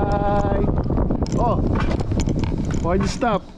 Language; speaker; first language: English; non-native, local second language; Filipino